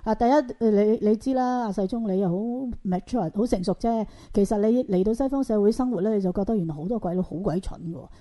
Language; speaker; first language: Cantonese; native; Cantonese